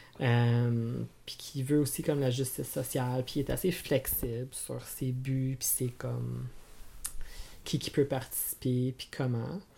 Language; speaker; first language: French; native; French